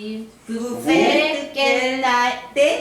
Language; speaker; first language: French; non-native, learner; Korean